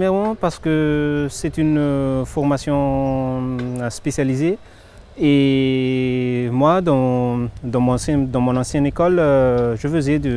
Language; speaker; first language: French; non-native, local second language; Malagasy